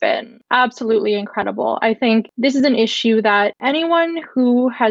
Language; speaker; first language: English; native; English